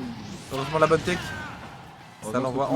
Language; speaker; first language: French; native; French